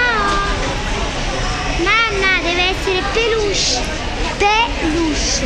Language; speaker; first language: Italian; early bilingual, other home language; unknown